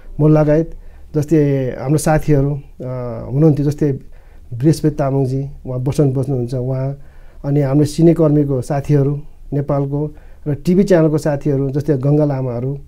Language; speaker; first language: Nepali; non-native, local second language; Eastern Tamang